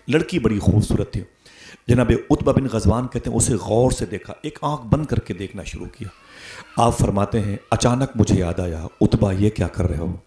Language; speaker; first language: Urdu; native; Urdu